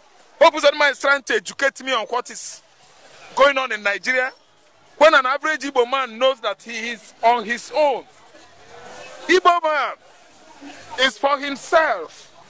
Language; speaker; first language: English; non-native, local second language; Igbo